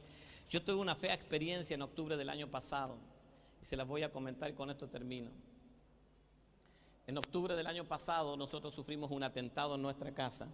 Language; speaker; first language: Spanish; native; Spanish